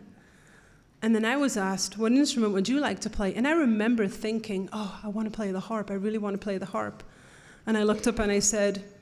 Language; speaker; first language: English; native; English